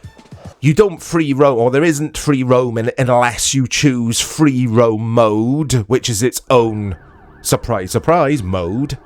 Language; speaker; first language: English; native; English